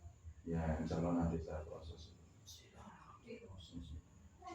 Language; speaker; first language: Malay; non-native, local second language; Javanese